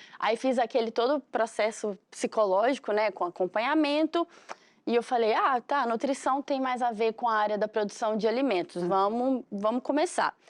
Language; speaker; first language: Portuguese; native; Portuguese